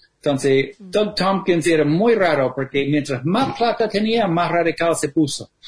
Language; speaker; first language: Spanish; non-native, fluent; English